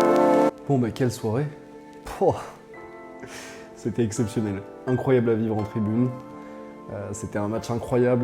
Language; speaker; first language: French; native; French